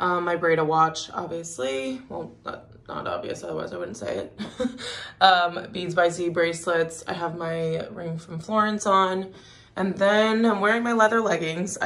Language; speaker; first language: English; native; English